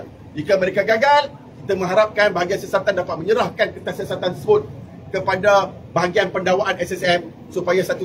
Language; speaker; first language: Malay; native; Malay